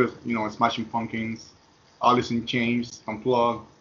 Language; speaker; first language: English; non-native, fluent; Spanish